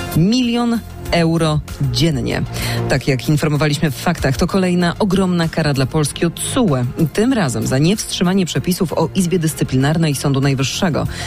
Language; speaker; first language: Polish; native; Polish